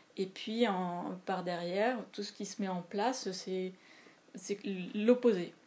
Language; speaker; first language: French; non-native, fluent; Spanish